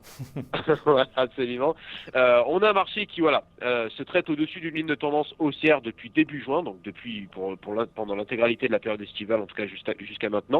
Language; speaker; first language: French; native; French